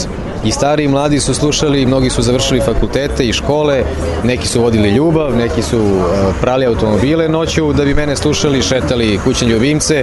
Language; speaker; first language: Serbian; native; Serbian